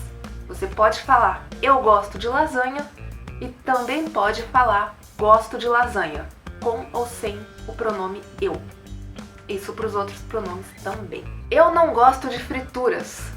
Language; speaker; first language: Portuguese; native; Portuguese